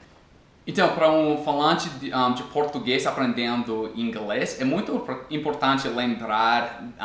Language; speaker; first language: Portuguese; non-native, fluent; English